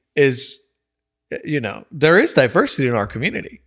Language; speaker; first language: English; non-native, fluent; Spanish